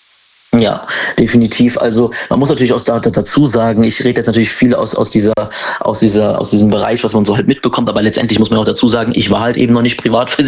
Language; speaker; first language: German; native; German